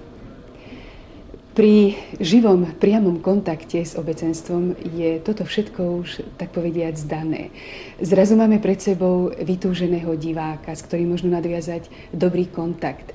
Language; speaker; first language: Slovak; native; Slovak